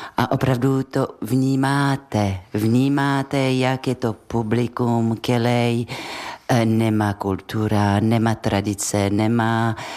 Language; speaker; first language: Czech; non-native, fluent; French